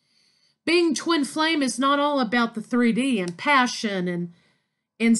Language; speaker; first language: English; native; English